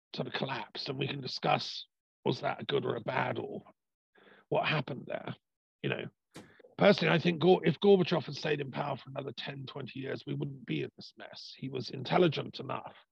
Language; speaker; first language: English; native; English